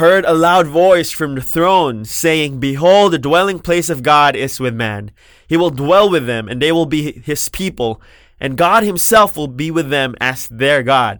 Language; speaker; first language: English; non-native, local second language; Filipino